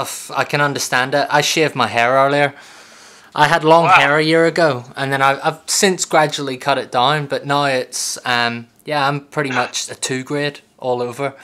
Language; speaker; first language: English; native; English